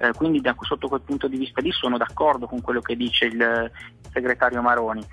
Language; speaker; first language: Italian; native; Italian